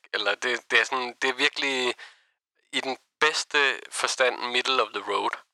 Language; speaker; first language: Danish; native; Danish